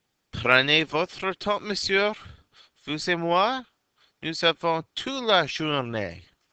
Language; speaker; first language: French; non-native, fluent; English